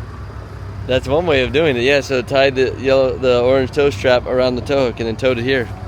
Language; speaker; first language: English; native; English